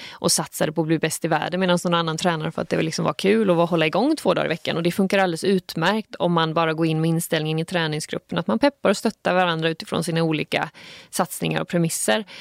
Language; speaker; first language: Swedish; native; Swedish